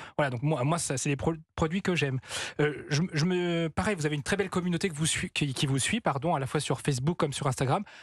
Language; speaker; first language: French; native; French